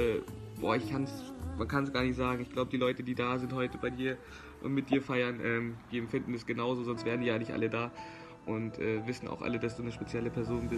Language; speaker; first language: German; early bilingual, other home language; Sinhala